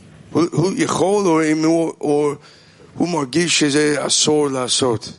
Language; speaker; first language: Hebrew; non-native, fluent; Russian